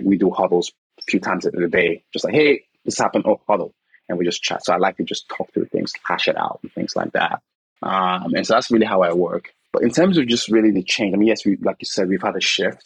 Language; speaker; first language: English; non-native, local second language; Igbo